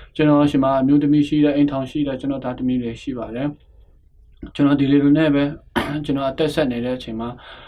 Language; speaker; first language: Burmese; non-native, local second language; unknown